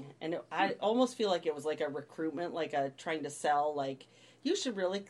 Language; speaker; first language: English; native; English